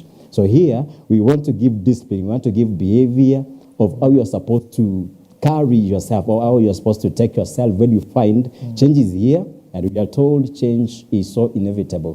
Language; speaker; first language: English; non-native, local second language; Swahili